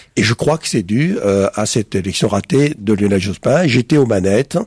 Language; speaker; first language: French; native; French